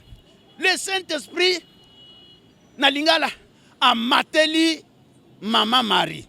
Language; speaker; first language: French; non-native, local second language; Lingala